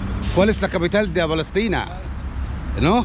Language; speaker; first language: Spanish; non-native, learner; Arabic